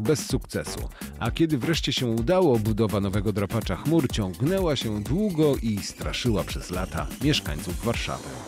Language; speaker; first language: Polish; native; Polish